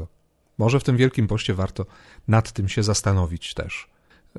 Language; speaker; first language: Polish; native; Polish